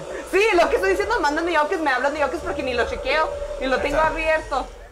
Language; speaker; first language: Spanish; early bilingual, heritage; Spanish